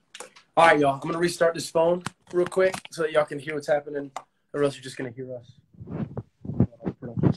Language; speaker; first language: English; native; English